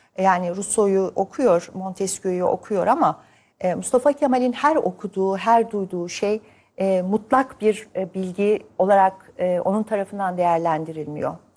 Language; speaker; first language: Turkish; native; Turkish